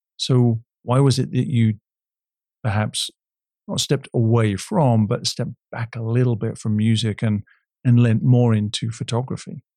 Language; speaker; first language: English; native; English